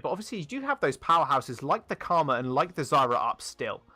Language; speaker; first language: English; native; English